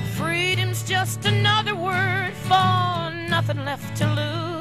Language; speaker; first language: English; native; English